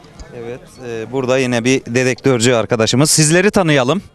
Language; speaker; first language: Turkish; native; Turkish